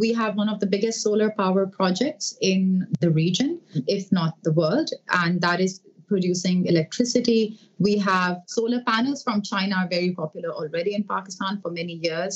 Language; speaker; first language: English; non-native, local second language; Urdu